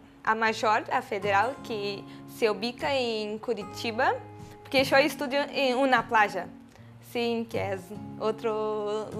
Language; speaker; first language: Spanish; non-native, learner; Portuguese